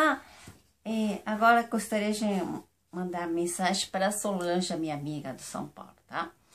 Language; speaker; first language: Portuguese; non-native, fluent; Japanese